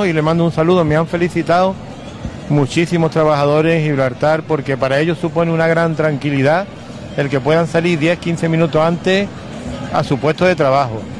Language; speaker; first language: Spanish; native; Spanish